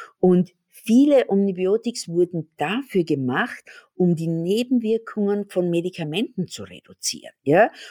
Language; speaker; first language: German; native; German